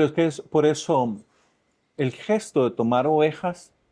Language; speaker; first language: Spanish; native; Spanish